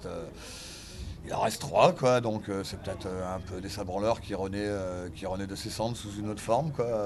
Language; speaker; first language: French; native; French